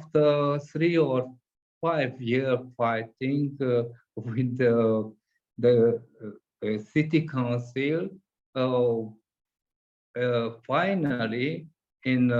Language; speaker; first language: English; non-native, fluent; Hungarian